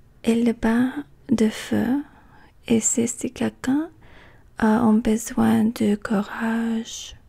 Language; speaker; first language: French; non-native, learner; English